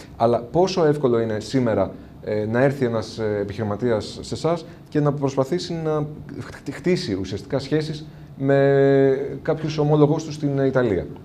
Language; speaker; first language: Greek; native; Greek